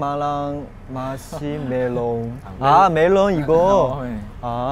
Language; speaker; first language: Korean; non-native, learner; Chinese